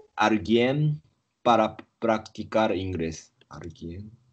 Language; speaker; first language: Spanish; non-native, learner; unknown